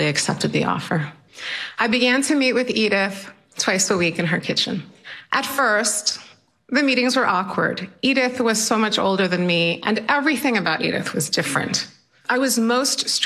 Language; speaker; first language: English; early bilingual, other home language; Spanish